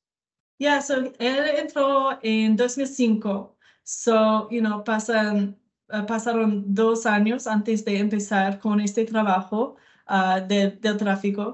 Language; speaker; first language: Spanish; non-native, learner; English